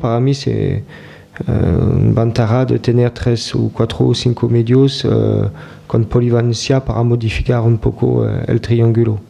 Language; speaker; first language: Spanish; non-native, learner; French